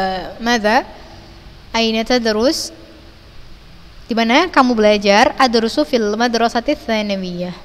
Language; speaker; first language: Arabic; non-native, fluent; Indonesian